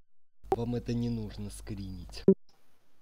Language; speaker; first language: Russian; native; Russian